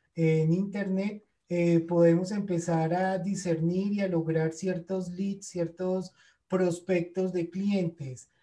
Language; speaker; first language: Spanish; native; Spanish